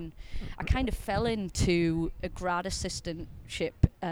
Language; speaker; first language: English; native; English